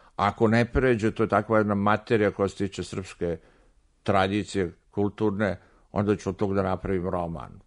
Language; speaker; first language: Serbian; native; Serbian